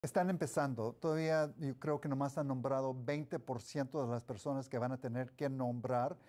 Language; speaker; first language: Spanish; early bilingual, heritage; Spanish